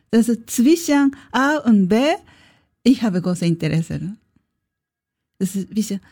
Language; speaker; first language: German; non-native, learner; Japanese